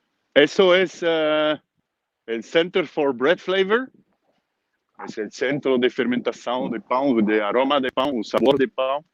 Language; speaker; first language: Spanish; non-native, fluent; Dutch